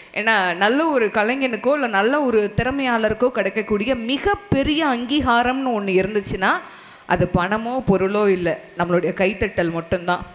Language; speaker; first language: Tamil; non-native, local second language; Telugu